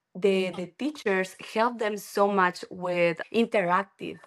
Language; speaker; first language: English; non-native, learner; Spanish